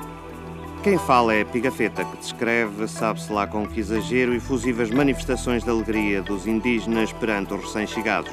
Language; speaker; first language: Portuguese; native; Portuguese